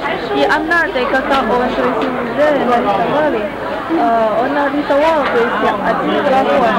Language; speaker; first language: Russian; non-native, learner; Chinese